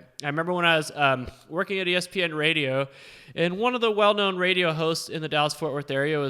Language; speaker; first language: English; native; English